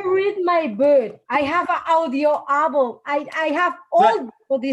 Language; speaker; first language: English; non-native, learner; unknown